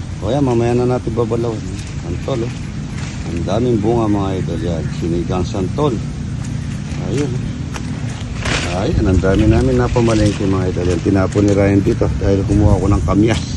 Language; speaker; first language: Filipino; non-native, local second language; Pampanga